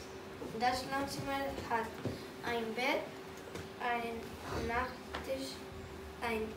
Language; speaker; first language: German; non-native, learner; Spanish